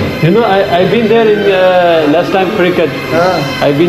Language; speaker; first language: English; non-native, learner; Burmese